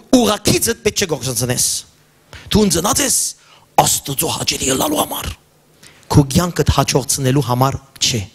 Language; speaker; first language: Armenian; early bilingual, heritage; Armenian